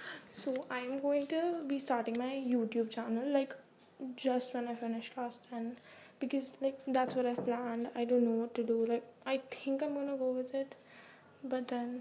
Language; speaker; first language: English; non-native, local second language; Hindi